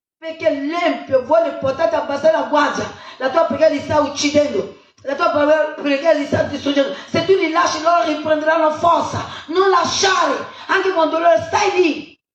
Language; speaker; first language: Italian; non-native, fluent; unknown